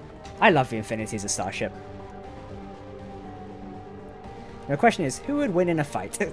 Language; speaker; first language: English; native; English